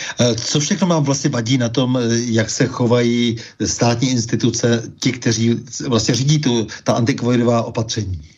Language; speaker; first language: Czech; native; Czech